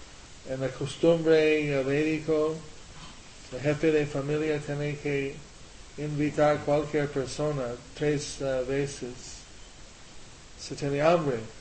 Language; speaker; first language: Spanish; non-native, learner; English